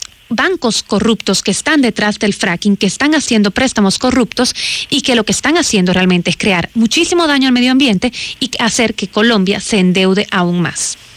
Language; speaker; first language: Spanish; native; Spanish